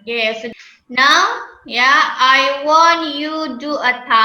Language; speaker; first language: English; non-native, fluent; Indonesian